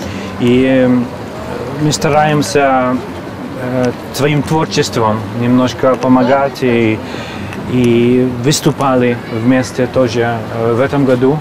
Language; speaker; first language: Russian; non-native, fluent; Hungarian